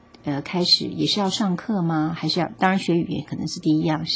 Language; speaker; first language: Chinese; native; Chinese